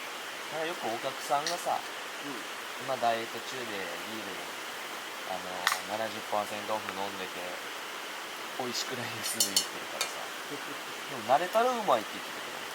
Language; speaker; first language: Japanese; native; Japanese